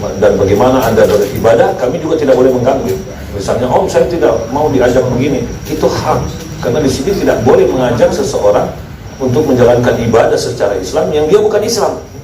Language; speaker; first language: Indonesian; native; Indonesian